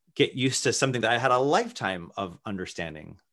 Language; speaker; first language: English; native; English